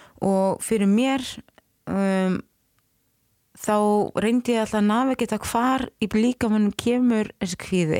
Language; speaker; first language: Icelandic; non-native, fluent; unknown